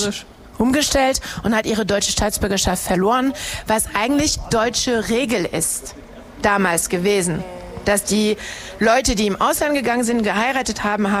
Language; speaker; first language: German; non-native, fluent; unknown